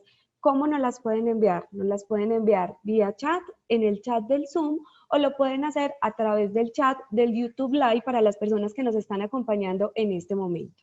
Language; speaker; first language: Spanish; native; Spanish